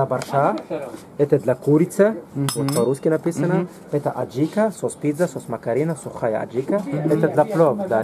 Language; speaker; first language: Russian; non-native, learner; Arabic